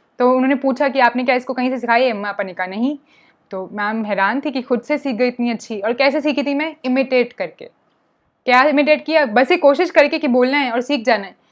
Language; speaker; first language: Hindi; non-native, local second language; Punjabi